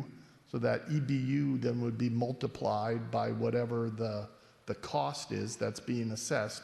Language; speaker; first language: English; native; English